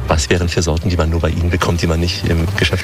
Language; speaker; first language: German; native; German